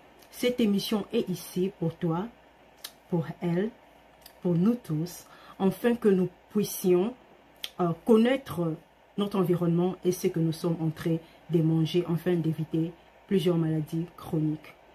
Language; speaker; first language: French; non-native, local second language; Lingala